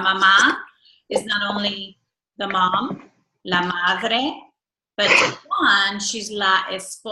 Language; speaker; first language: Spanish; non-native, fluent; English